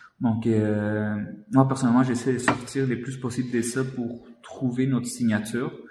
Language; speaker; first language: French; non-native, fluent; Spanish